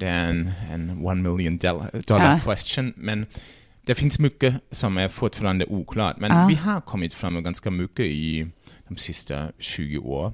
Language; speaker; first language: Swedish; non-native, fluent; German